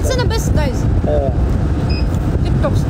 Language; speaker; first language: Arabic; non-native, learner; Pashto